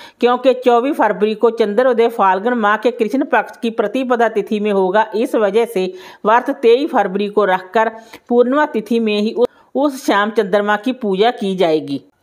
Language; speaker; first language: Hindi; native; Hindi